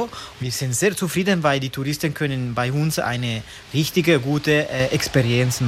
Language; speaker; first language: German; non-native, learner; Italian